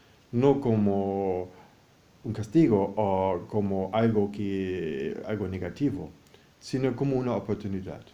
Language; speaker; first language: Spanish; non-native, fluent; German